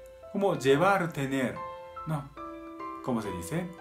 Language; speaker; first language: Spanish; non-native, fluent; Japanese